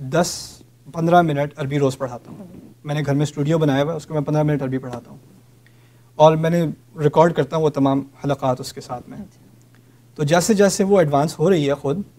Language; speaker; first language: Urdu; native; Urdu